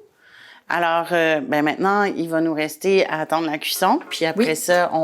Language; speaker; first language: French; native; French